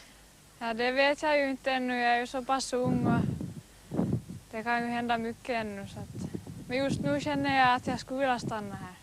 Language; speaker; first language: Swedish; native; Swedish